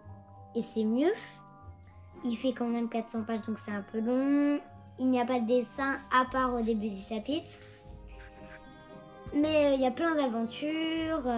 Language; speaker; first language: French; native; French